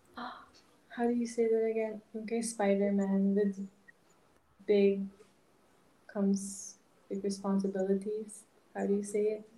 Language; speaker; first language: English; non-native, local second language; Hiligaynon